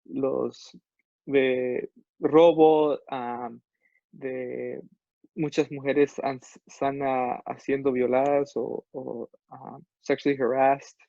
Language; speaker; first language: Spanish; non-native, fluent; English